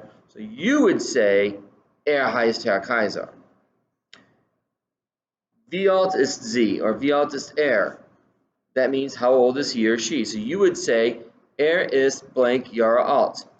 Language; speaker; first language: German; non-native, fluent; English